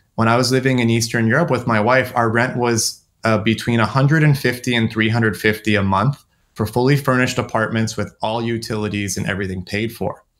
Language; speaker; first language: English; native; English